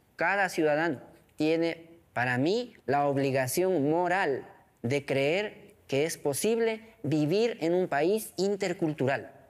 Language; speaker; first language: Spanish; non-native, local second language; Quechua